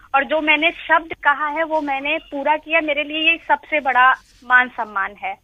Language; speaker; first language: Hindi; native; Hindi